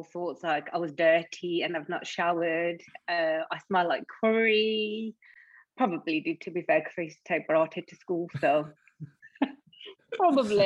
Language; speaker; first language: English; native; English